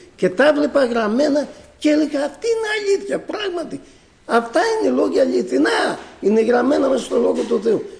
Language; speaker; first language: Greek; native; Greek